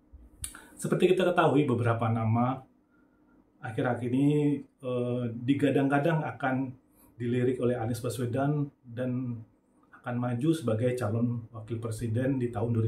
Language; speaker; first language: Indonesian; native; Indonesian